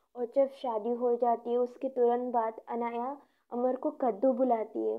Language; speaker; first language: Hindi; non-native, local second language; Odia